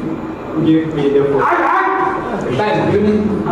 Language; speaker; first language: English; non-native, fluent; Malay